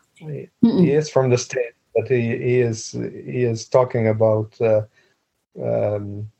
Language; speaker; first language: English; non-native, fluent; Dutch